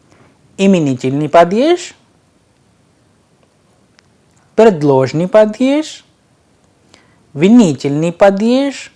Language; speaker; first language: Russian; non-native, fluent; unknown